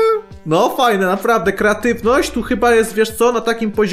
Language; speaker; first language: Polish; native; Polish